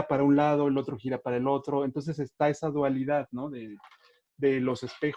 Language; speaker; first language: Spanish; native; Spanish